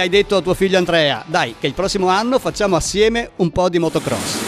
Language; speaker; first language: Italian; native; Italian